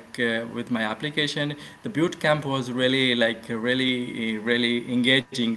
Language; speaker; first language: English; non-native, local second language; Hindi